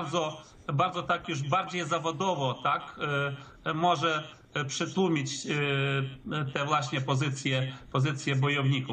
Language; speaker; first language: Polish; early bilingual, heritage; Polish